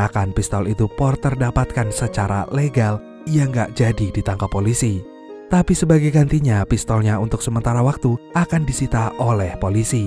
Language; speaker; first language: Indonesian; native; Indonesian